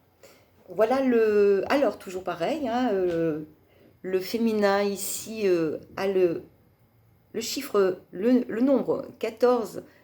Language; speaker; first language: French; native; French